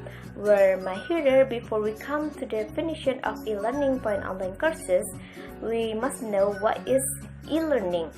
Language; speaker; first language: English; non-native, learner; Indonesian